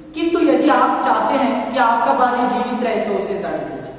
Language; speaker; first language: Hindi; non-native, local second language; Kannada